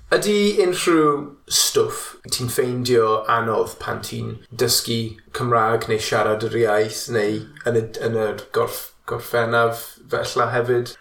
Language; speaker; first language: Welsh; non-native, local second language; English